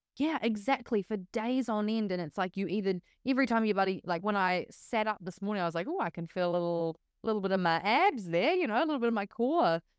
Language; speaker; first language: English; native; English